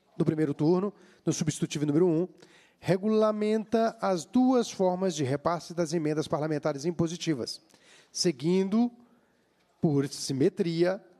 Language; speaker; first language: Portuguese; native; Portuguese